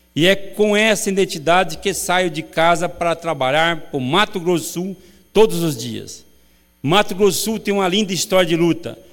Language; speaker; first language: Portuguese; native; Portuguese